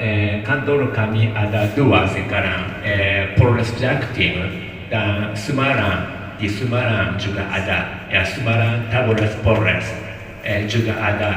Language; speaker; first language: Indonesian; non-native, learner; Japanese